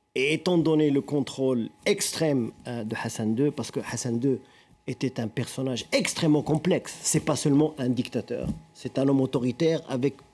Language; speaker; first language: French; non-native, local second language; Arabic